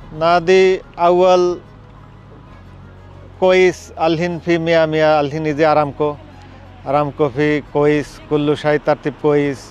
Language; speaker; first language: Arabic; non-native, learner; Urdu